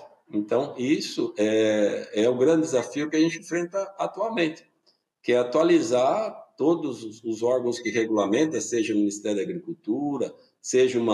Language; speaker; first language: Portuguese; native; Portuguese